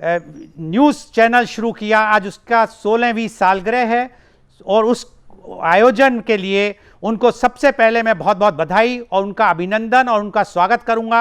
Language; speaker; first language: Hindi; native; Hindi